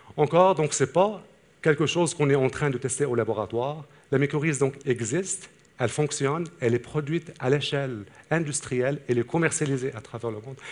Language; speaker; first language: French; non-native, local second language; Arabic